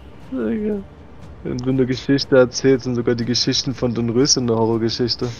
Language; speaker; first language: German; native; German